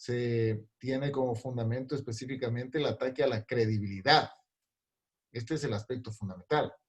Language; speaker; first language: Spanish; native; Spanish